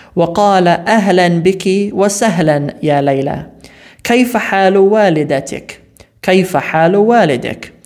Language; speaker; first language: Arabic; non-native, fluent; English